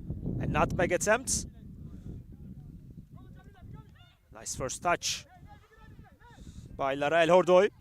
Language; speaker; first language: English; non-native, fluent; Turkish